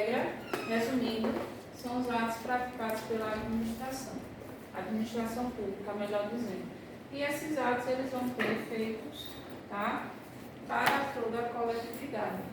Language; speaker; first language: Portuguese; native; Portuguese